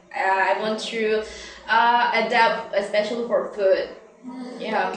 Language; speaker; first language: English; non-native, learner; Indonesian